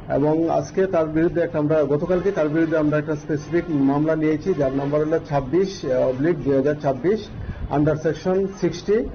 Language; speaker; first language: Bangla; native; Bangla